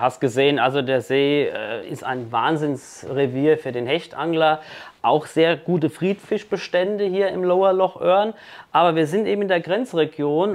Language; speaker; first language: German; native; German